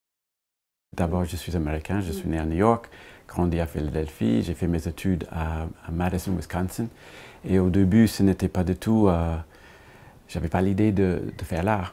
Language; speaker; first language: French; non-native, fluent; English